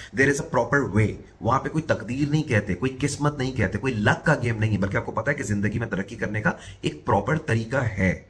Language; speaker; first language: Urdu; native; Urdu